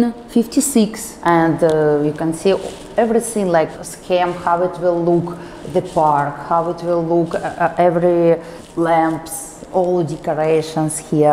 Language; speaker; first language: English; non-native, fluent; Russian